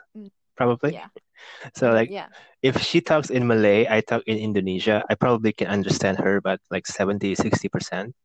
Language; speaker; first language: English; non-native, fluent; Indonesian